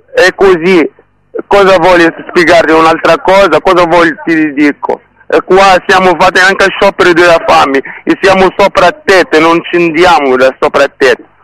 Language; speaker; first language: Italian; non-native, learner; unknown